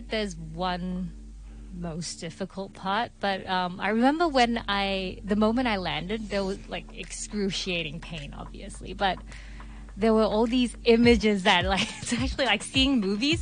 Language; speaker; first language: English; native; English